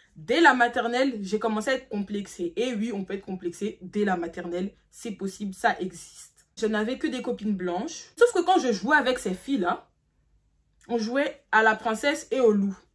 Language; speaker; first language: French; early bilingual, other home language; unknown